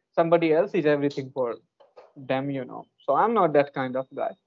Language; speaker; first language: English; non-native, local second language; Hindi